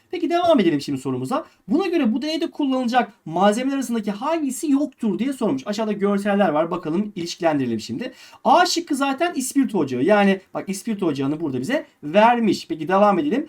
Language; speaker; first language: Turkish; native; Turkish